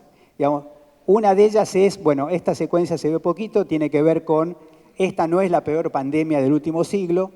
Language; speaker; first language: Spanish; native; Spanish